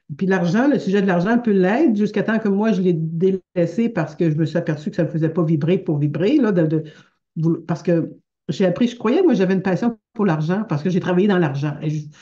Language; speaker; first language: French; native; French